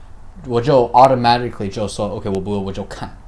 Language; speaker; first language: Chinese; early bilingual, heritage; Chinese